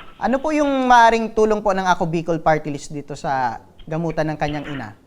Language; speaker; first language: Filipino; non-native, local second language; Bikol